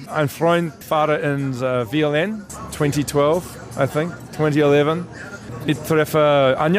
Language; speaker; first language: German; non-native, learner; English